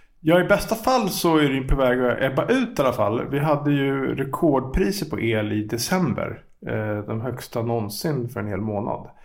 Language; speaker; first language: Swedish; native; Swedish